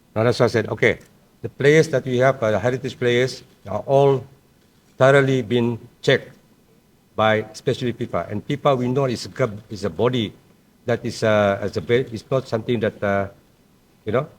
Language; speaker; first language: English; non-native, local second language; Malay